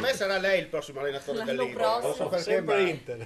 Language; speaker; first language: Italian; native; Italian